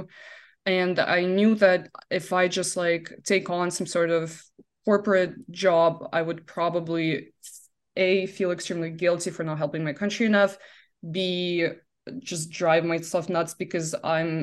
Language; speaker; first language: English; non-native, fluent; Russian